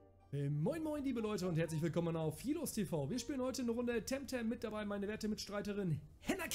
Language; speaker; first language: German; native; German